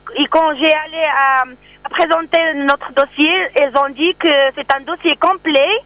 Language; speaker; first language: French; non-native, learner; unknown